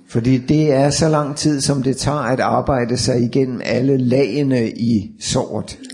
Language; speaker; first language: Danish; native; Danish